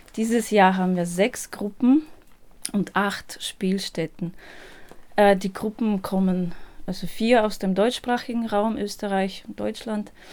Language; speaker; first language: German; non-native, fluent; Russian